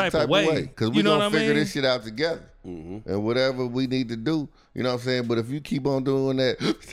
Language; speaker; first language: English; native; English